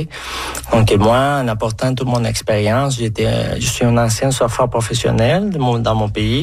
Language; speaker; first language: French; non-native, fluent; Spanish